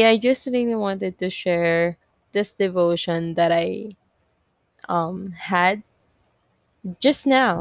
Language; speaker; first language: English; non-native, local second language; Filipino